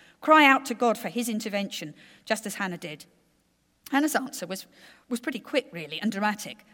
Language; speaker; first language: English; native; English